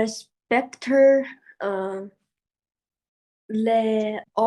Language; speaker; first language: French; non-native, learner; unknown